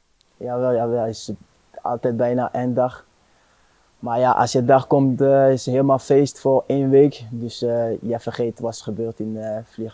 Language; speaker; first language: Dutch; non-native, fluent; French